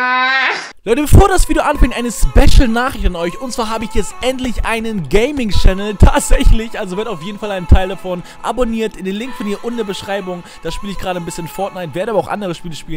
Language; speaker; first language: German; native; German